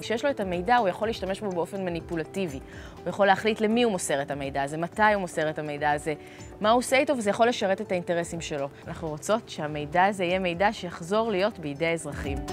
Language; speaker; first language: Hebrew; native; Hebrew